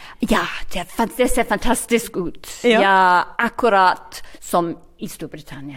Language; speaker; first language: Norwegian; non-native, learner; English